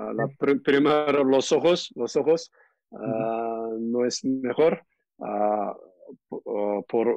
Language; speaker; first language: Spanish; non-native, learner; Turkish